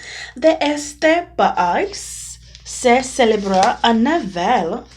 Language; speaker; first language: Spanish; non-native, learner; English